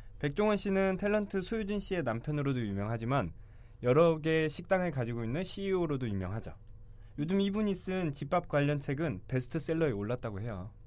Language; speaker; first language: Korean; native; Korean